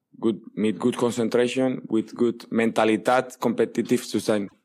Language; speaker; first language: German; non-native, learner; English